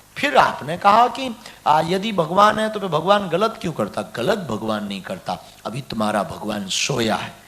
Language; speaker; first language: Hindi; native; Hindi